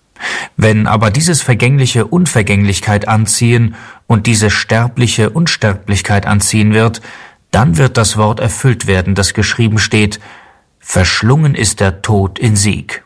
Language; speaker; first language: German; native; German